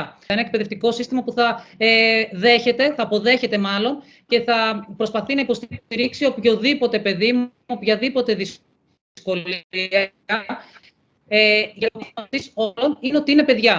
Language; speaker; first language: Greek; native; Greek